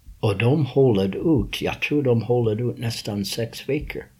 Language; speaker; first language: Swedish; early bilingual, heritage; English